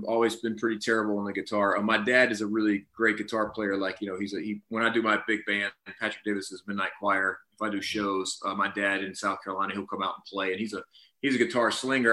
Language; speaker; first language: English; native; English